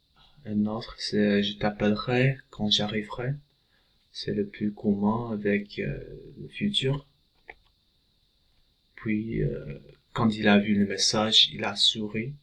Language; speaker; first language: French; non-native, fluent; English